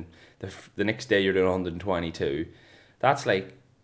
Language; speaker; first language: English; native; English